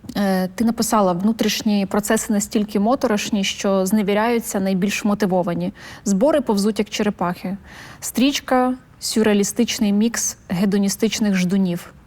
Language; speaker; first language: Ukrainian; native; Ukrainian